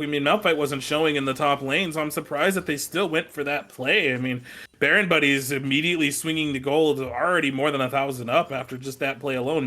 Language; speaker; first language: English; native; English